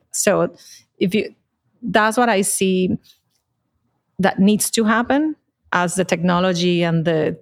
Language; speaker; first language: English; non-native, fluent; Spanish